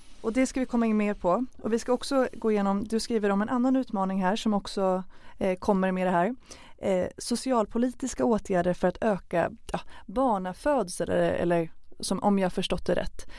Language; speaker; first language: Swedish; native; Swedish